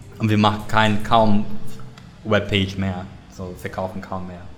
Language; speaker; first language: German; non-native, learner; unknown